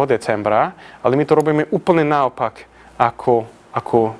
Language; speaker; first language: Slovak; non-native, fluent; Swedish